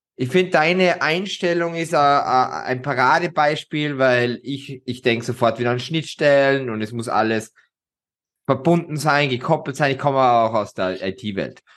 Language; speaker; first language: German; native; German